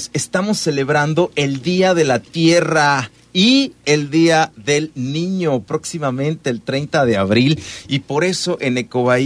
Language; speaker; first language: Spanish; native; Spanish